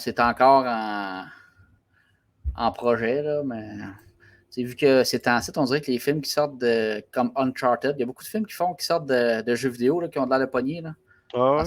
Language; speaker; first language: French; native; French